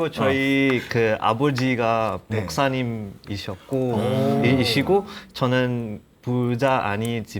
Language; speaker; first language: Korean; non-native, learner; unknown